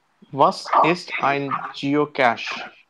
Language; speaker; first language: German; non-native, learner; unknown